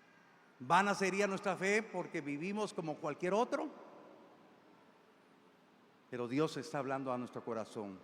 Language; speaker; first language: Spanish; native; Spanish